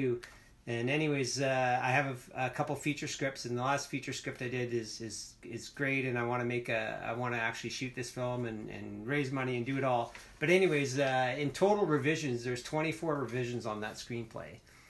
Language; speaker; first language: English; native; English